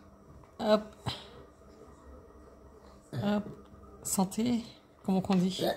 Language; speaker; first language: French; native; French